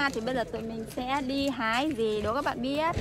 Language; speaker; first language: Vietnamese; native; Vietnamese